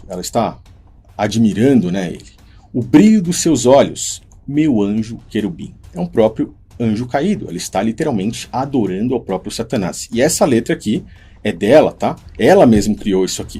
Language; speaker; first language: Portuguese; native; Portuguese